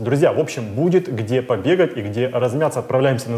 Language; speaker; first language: Russian; native; Russian